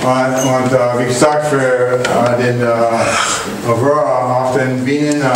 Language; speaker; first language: German; non-native, learner; English